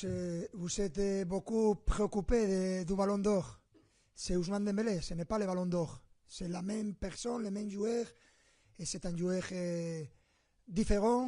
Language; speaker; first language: French; non-native, fluent; Spanish